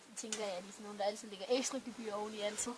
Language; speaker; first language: Danish; native; Danish